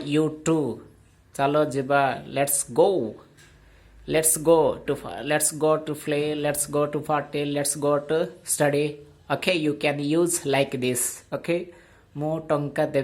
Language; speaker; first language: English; non-native, local second language; Odia